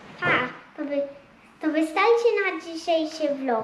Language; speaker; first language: Polish; early bilingual, heritage; Polish